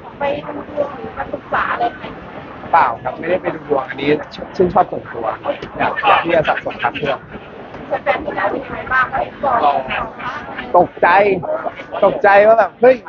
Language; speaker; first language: Thai; native; Thai